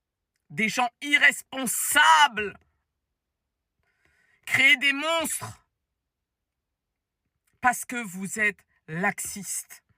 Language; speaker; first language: French; native; French